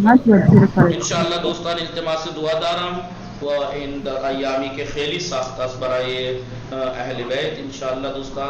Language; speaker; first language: Persian; non-native, fluent; Urdu